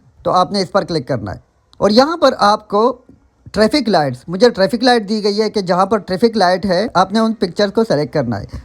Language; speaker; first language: Urdu; non-native, local second language; Pashto